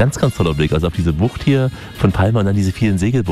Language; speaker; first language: German; native; German